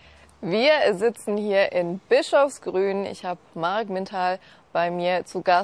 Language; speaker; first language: German; native; German